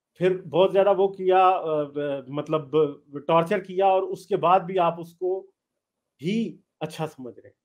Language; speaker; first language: Urdu; native; Urdu